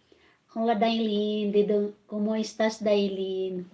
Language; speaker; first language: Spanish; non-native, learner; Filipino